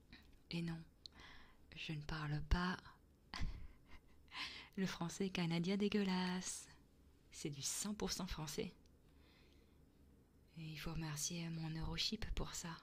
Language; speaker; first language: French; non-native, fluent; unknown